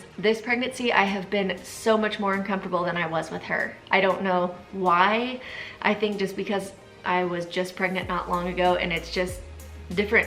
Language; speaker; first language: English; native; English